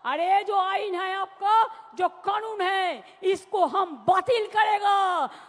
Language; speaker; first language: Hindi; non-native, local second language; Bangla